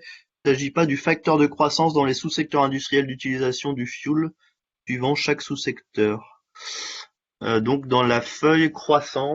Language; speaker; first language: French; native; French